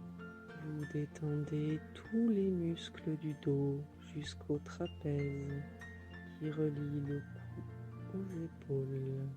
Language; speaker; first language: French; native; French